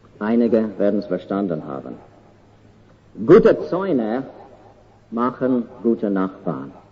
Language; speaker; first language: German; non-native, fluent; English